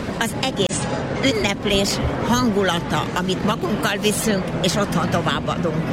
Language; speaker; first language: Hungarian; early bilingual, heritage; Hungarian